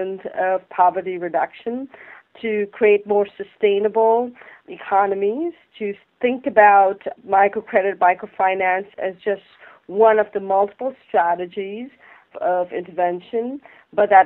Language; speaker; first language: English; non-native, local second language; Bangla